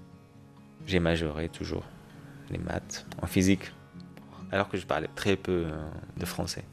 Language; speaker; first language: French; non-native, fluent; Arabic